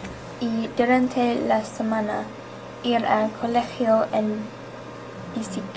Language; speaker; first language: Spanish; non-native, learner; English